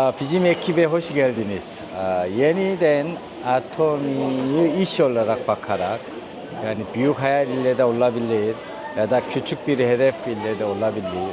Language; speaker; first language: Turkish; non-native, fluent; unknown